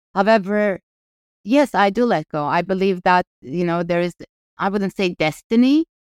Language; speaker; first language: English; non-native, fluent; Turkish